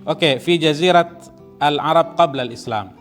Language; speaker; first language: Arabic; non-native, fluent; Indonesian